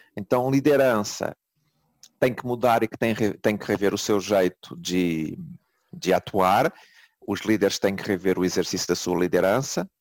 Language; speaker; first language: Portuguese; native; Portuguese